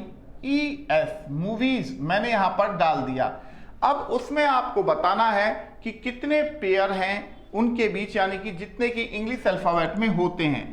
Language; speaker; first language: Hindi; native; Hindi